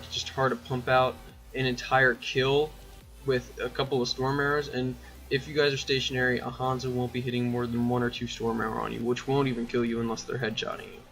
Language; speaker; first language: English; native; English